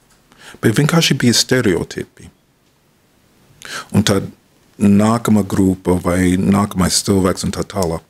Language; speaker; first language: Latvian; non-native, fluent; English